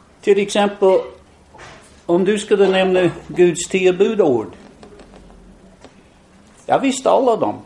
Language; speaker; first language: Swedish; non-native, fluent; English